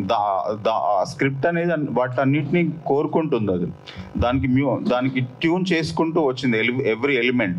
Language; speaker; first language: Telugu; native; Telugu